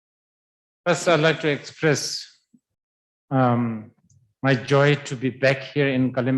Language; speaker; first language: English; non-native, fluent; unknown